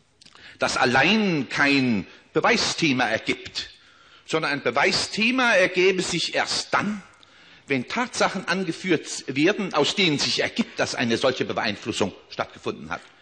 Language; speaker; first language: German; native; German